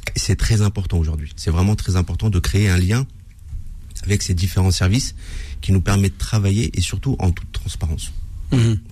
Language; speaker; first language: French; native; French